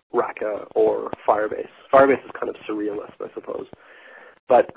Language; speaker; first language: English; native; English